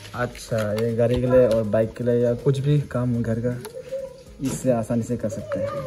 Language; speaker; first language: Hindi; non-native, local second language; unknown